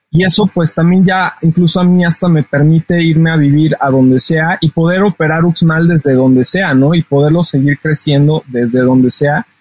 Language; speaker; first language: Spanish; native; Spanish